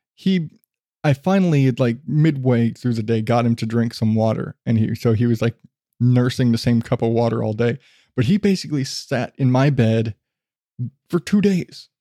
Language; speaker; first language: English; native; English